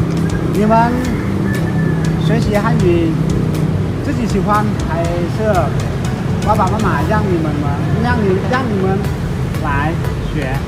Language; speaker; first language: Chinese; non-native, learner; Lao